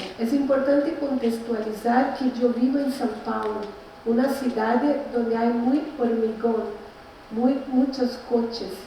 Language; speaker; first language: Spanish; non-native, learner; Portuguese